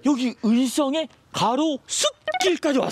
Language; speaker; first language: Korean; native; Korean